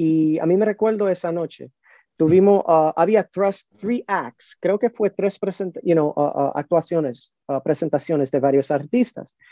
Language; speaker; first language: Spanish; early bilingual, heritage; Spanish